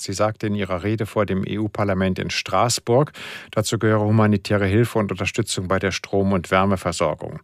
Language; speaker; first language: German; native; German